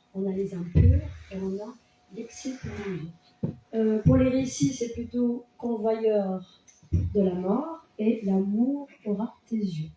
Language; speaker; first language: French; non-native, local second language; Arabic